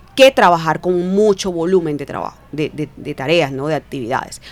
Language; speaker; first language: Spanish; native; Spanish